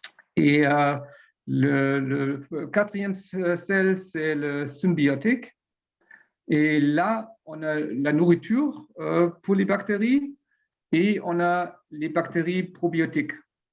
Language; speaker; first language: French; non-native, learner; German